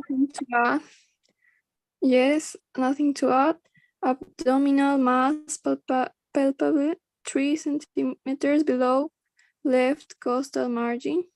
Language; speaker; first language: English; non-native, learner; Spanish